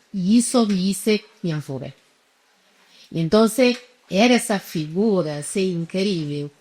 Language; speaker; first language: Spanish; non-native, fluent; Portuguese